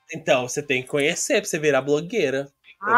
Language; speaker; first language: Portuguese; native; Portuguese